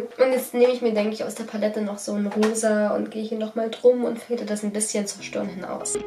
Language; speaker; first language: German; native; German